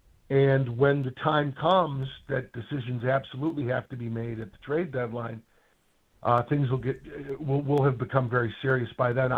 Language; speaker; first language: English; native; English